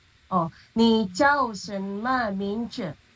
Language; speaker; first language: Chinese; non-native, learner; Indonesian